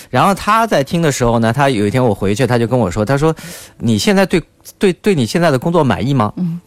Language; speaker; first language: Chinese; native; Chinese